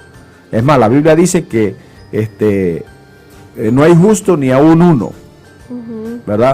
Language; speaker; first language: Spanish; native; Spanish